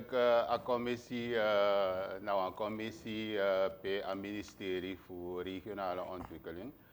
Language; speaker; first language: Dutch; non-native, local second language; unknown